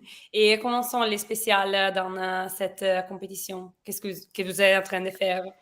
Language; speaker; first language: French; non-native, learner; Italian